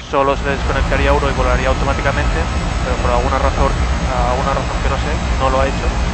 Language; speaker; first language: Spanish; native; Spanish